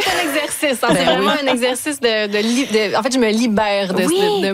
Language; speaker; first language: French; native; French